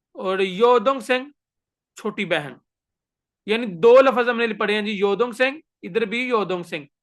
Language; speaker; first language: Urdu; native; Urdu